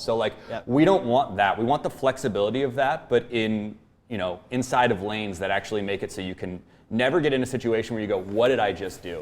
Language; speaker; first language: English; native; English